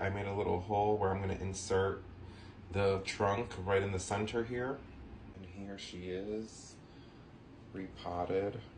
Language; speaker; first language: English; native; English